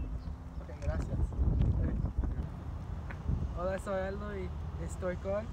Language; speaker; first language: Spanish; non-native, learner; English